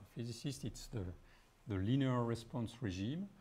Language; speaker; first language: English; non-native, fluent; French